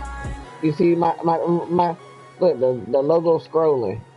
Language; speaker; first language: English; native; English